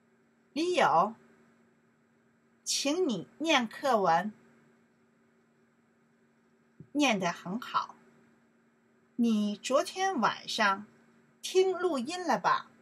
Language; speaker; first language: Chinese; non-native, learner; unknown